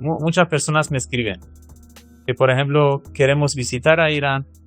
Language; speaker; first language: Spanish; non-native, fluent; Persian